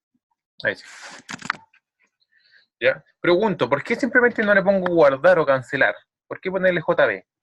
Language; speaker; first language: Spanish; native; Spanish